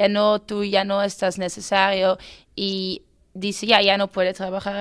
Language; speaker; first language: Spanish; non-native, fluent; Dutch